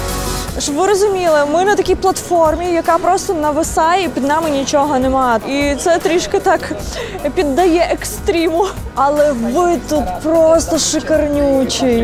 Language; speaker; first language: Ukrainian; native; Ukrainian